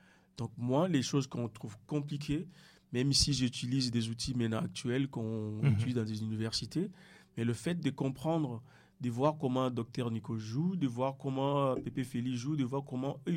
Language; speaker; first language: French; non-native, local second language; Lingala